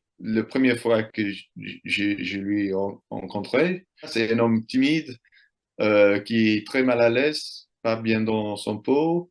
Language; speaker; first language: French; non-native, fluent; English